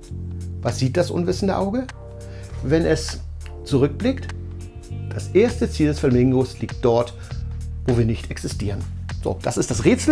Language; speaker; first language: German; native; German